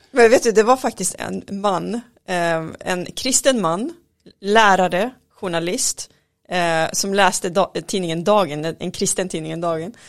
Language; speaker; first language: Swedish; early bilingual, other home language; Arabic